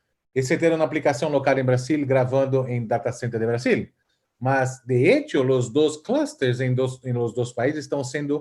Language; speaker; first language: Portuguese; non-native, fluent; Spanish